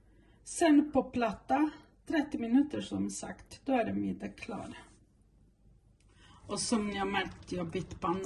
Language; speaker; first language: Swedish; non-native, fluent; Portuguese